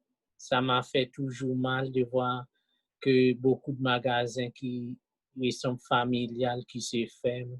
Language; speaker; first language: French; non-native, local second language; Haitian Creole